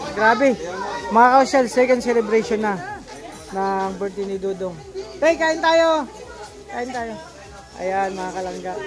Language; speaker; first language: Filipino; native; Filipino